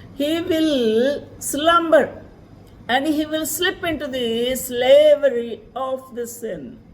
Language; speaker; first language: English; non-native, local second language; Telugu